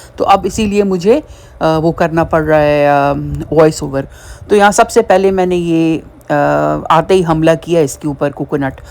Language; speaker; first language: Urdu; native; Urdu